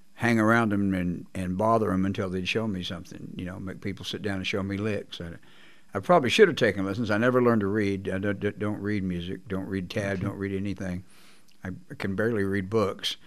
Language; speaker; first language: English; native; English